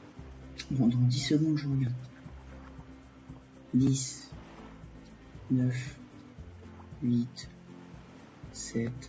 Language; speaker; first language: French; native; French